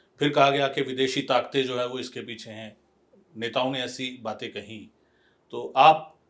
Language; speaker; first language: Hindi; non-native, local second language; Punjabi